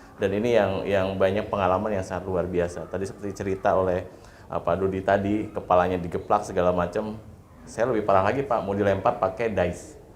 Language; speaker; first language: Indonesian; native; Indonesian